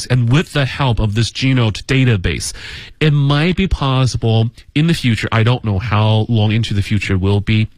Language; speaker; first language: English; native; English